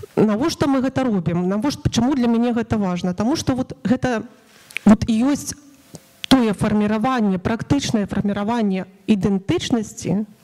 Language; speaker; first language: Belarusian; non-native, local second language; Ukrainian